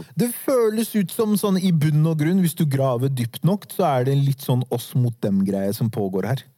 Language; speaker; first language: Norwegian; early bilingual, other home language; Arabic